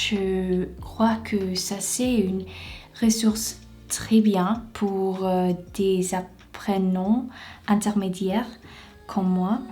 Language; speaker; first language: French; non-native, learner; English